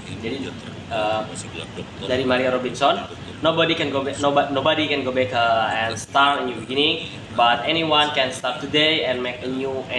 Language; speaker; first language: English; non-native, learner; Indonesian